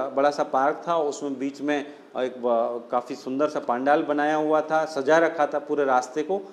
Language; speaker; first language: Hindi; non-native, local second language; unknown